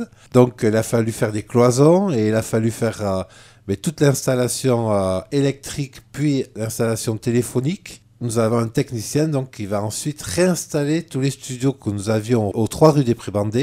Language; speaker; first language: French; native; French